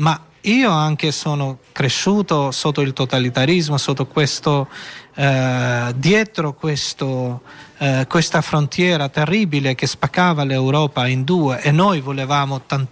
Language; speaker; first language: Italian; non-native, fluent; Albanian